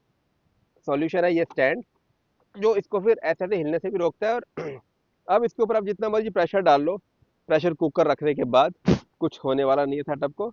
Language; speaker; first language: Hindi; native; Hindi